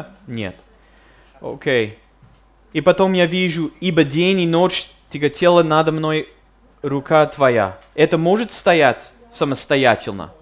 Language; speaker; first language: Russian; non-native, fluent; English